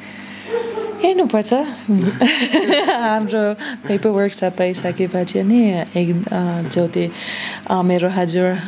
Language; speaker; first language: Nepali; non-native, learner; German